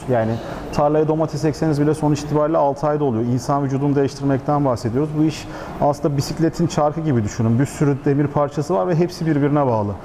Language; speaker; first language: Turkish; native; Turkish